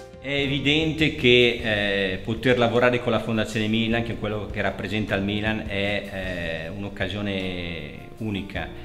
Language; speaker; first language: Italian; native; Italian